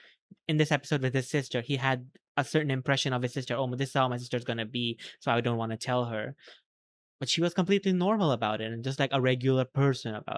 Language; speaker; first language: English; native; English